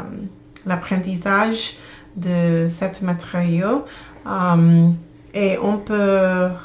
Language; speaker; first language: French; non-native, learner; English